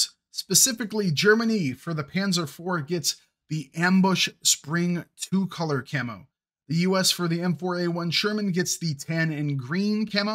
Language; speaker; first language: English; native; English